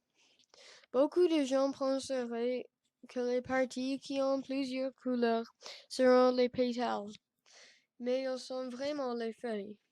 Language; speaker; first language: French; non-native, learner; English